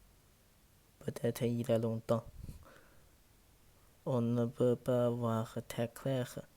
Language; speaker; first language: French; non-native, learner; Chinese